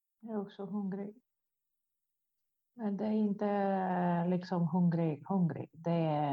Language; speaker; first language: Swedish; non-native, fluent; Italian